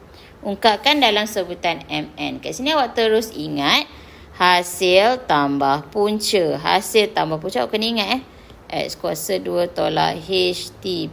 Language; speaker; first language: Malay; native; Malay